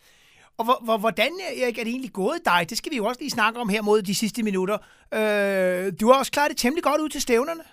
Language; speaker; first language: Danish; native; Danish